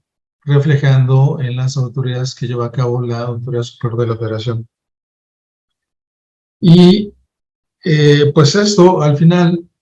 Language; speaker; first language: Spanish; native; Spanish